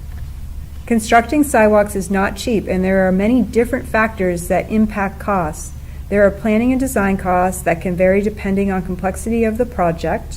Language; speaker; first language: English; native; English